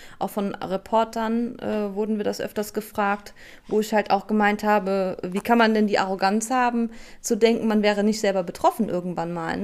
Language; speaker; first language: German; native; German